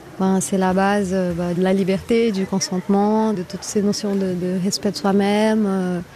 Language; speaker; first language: French; non-native, fluent; Portuguese